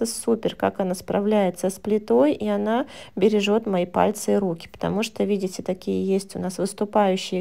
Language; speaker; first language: Russian; native; Russian